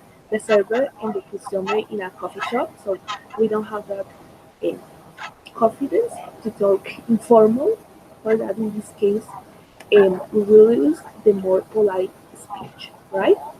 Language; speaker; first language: English; non-native, fluent; Spanish